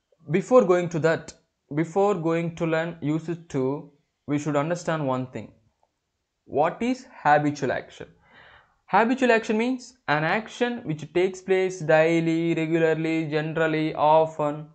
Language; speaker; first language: English; non-native, local second language; Telugu